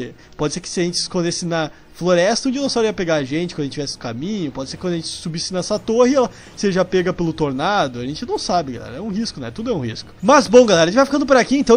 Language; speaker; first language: Portuguese; native; Portuguese